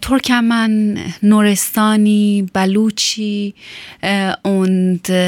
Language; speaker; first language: German; non-native, learner; Persian